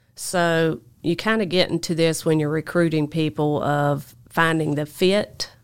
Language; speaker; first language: English; native; English